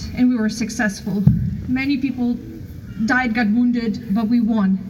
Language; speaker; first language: English; non-native, fluent; Ukrainian